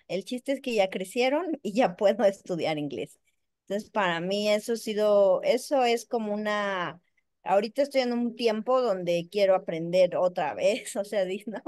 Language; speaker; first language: Spanish; native; Spanish